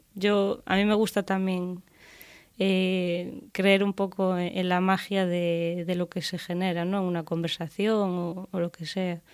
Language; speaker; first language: Spanish; native; Spanish